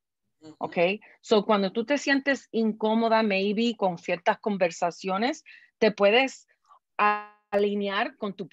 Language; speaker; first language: Spanish; early bilingual, other home language; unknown